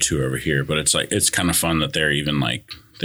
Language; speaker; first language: English; early bilingual, other home language; Spanish